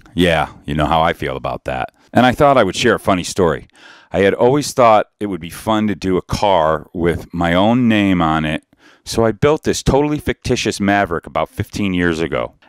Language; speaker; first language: English; native; English